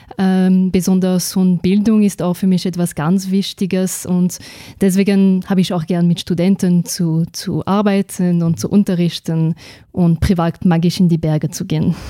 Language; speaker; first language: German; non-native, fluent; French